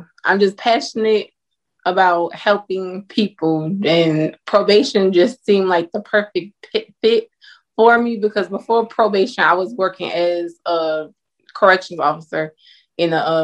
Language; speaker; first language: English; native; English